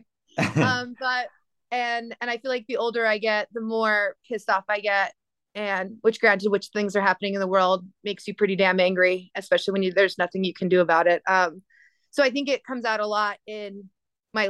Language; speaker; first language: English; native; English